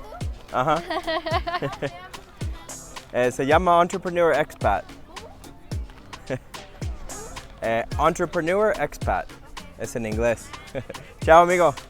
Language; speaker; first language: Spanish; non-native, learner; English